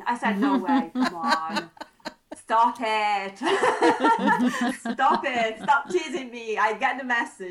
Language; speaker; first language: English; non-native, fluent; Italian